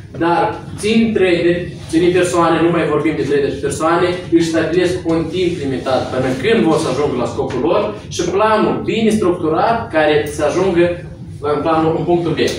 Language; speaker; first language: Romanian; non-native, local second language; Russian